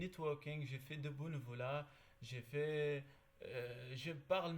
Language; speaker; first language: French; non-native, learner; Arabic